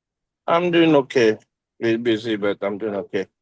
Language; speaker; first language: English; non-native, learner; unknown